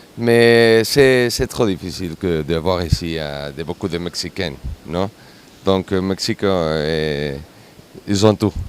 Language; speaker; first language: French; non-native, learner; Spanish